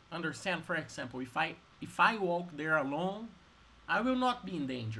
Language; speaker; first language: English; non-native, fluent; Portuguese